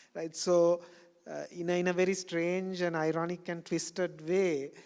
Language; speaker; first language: English; non-native, local second language; Sinhala